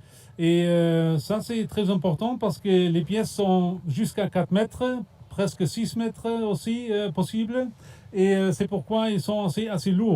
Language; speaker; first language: French; non-native, fluent; German